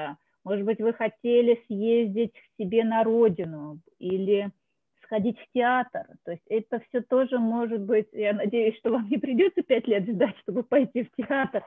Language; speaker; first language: Russian; native; Russian